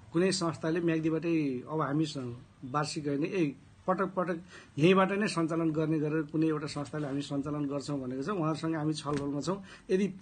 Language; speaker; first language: Nepali; native; Nepali